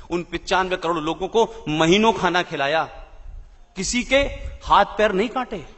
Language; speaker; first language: Hindi; native; Hindi